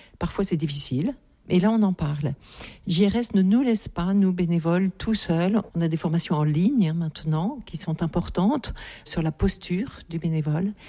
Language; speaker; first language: French; native; French